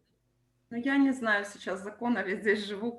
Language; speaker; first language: Russian; non-native, local second language; Ukrainian